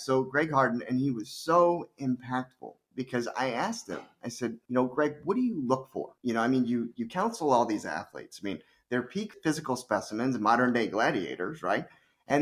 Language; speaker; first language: English; native; English